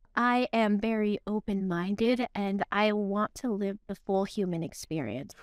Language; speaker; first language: English; early bilingual, other home language; Filipino